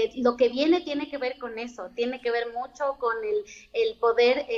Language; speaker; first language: Spanish; native; Spanish